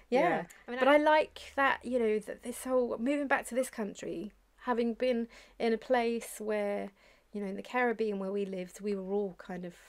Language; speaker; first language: English; native; English